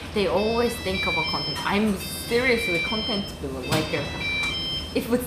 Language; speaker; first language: English; non-native, learner; Korean